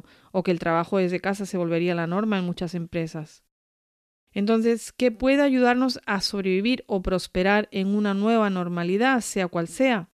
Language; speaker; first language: Spanish; native; Spanish